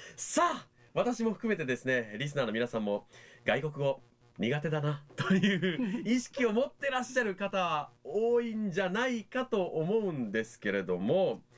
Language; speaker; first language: Japanese; native; Japanese